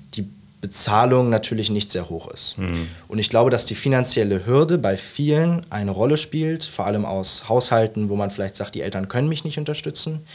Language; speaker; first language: German; native; German